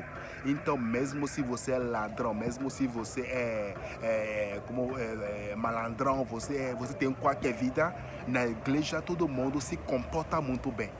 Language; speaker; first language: Portuguese; non-native, fluent; French